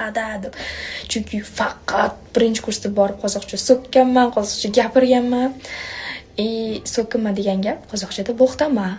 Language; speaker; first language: Uzbek; non-native, local second language; Kazakh